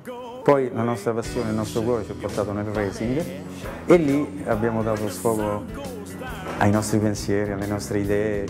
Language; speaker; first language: Italian; native; Italian